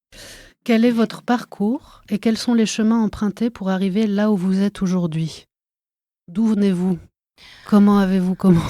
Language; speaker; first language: French; native; French